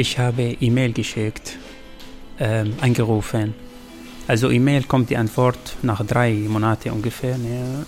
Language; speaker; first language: German; non-native, fluent; Arabic